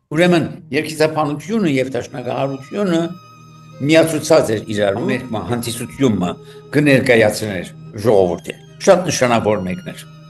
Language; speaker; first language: Armenian; early bilingual, heritage; Armenian